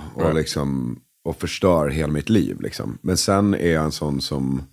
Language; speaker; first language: Swedish; early bilingual, other home language; English